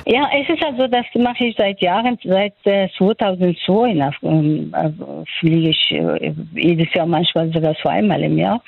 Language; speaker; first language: German; non-native, fluent; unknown